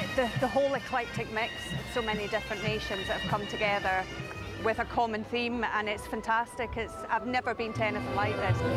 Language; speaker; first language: English; native; English